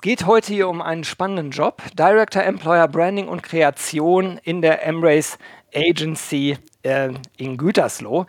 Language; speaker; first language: German; native; German